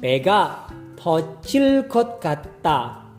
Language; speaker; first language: Korean; non-native, fluent; Indonesian